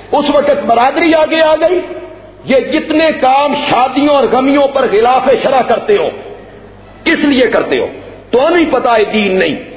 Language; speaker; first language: Urdu; non-native, local second language; Punjabi